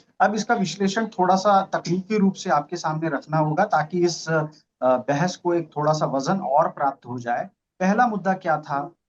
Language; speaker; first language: Hindi; non-native, local second language; Marathi